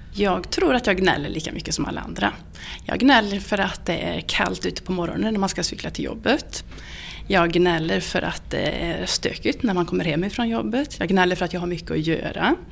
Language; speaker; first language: Swedish; native; Swedish